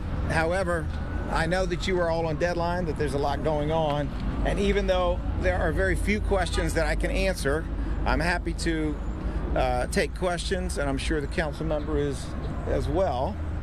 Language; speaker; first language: English; native; English